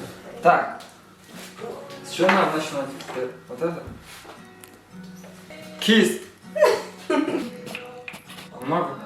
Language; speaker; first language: Russian; non-native, learner; Turkmen